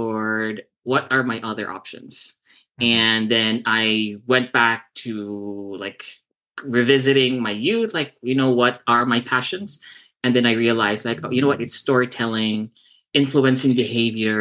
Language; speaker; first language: English; non-native, local second language; Cebuano